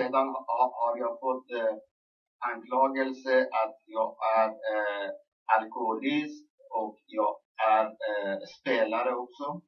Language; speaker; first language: Swedish; non-native, local second language; Persian